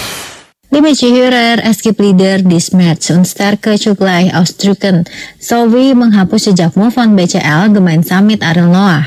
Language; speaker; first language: German; non-native, fluent; Indonesian